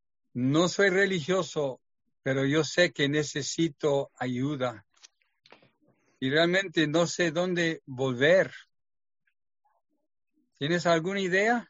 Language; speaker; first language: Spanish; non-native, fluent; English